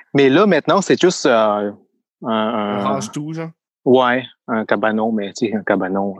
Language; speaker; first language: French; non-native, fluent; Thai